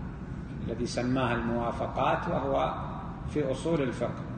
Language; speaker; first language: Arabic; native; Arabic